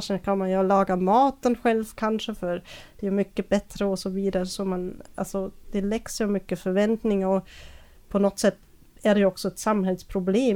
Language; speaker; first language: Swedish; non-native, fluent; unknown